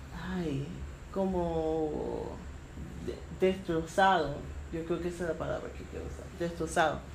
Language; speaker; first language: Spanish; early bilingual, heritage; Spanish